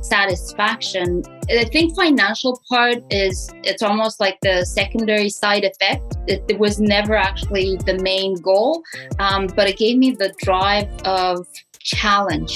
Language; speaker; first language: English; non-native, fluent; Romanian